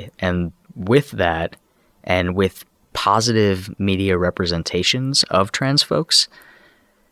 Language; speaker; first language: English; native; English